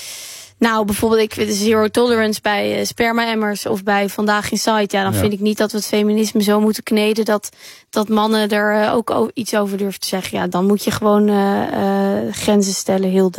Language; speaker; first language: Dutch; native; Dutch